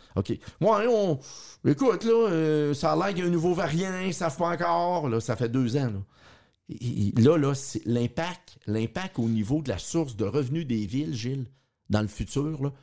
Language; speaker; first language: French; native; French